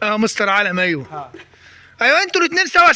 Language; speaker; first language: Arabic; native; Arabic